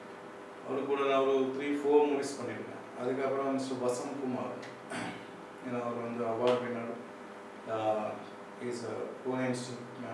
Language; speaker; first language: Tamil; non-native, local second language; Malayalam